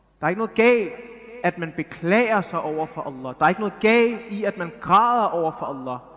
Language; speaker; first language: Danish; early bilingual, other home language; Arabic